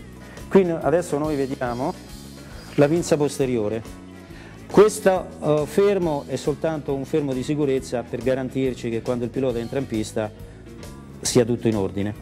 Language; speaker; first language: Italian; native; Italian